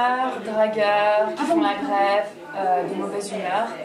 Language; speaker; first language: French; native; French